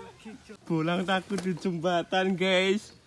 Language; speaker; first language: Indonesian; non-native, local second language; Javanese